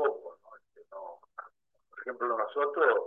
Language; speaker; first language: Spanish; native; Spanish